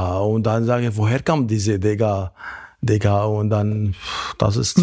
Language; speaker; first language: German; non-native, fluent; Arabic